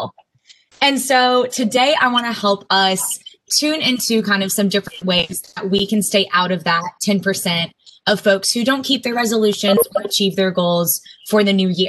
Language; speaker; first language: English; native; English